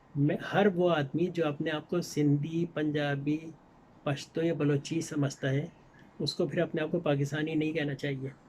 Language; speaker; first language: Urdu; native; Urdu